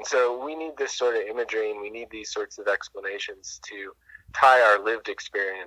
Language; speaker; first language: English; native; English